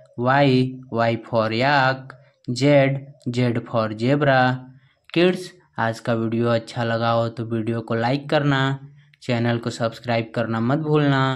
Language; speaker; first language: Hindi; native; Hindi